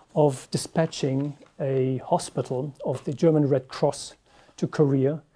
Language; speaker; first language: English; non-native, fluent; German